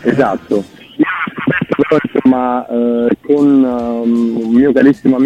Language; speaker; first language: Italian; native; Italian